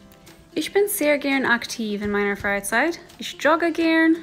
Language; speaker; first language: German; non-native, fluent; English